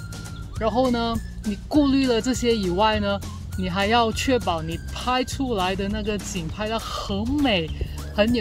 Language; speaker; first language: Chinese; native; Chinese